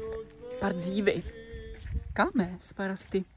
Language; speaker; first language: Latvian; non-native, fluent; Czech